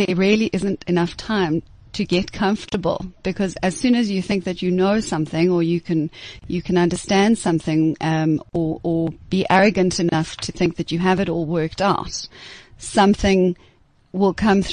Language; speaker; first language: English; native; English